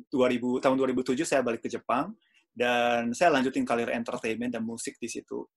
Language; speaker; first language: Indonesian; non-native, fluent; Japanese